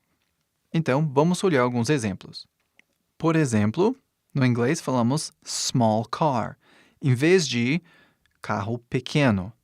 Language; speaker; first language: Portuguese; non-native, fluent; English